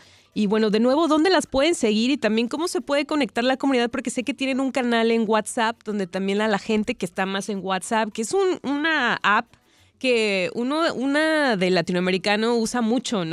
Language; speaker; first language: Spanish; native; Spanish